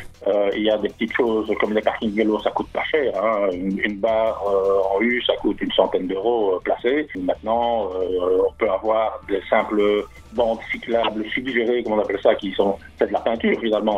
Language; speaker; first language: French; native; French